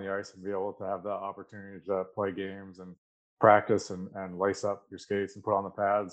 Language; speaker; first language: English; native; English